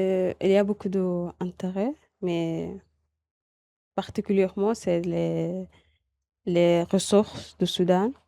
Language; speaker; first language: French; non-native, local second language; Arabic